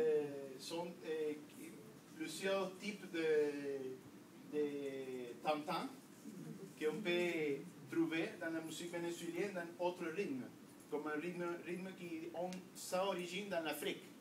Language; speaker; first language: French; non-native, learner; Spanish